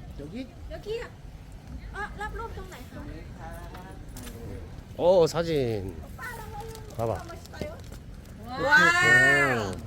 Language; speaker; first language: Korean; non-native, learner; Thai